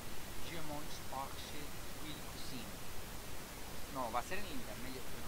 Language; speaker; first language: French; non-native, learner; Spanish